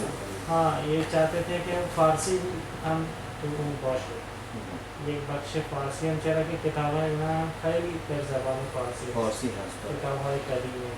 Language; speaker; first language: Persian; non-native, fluent; Urdu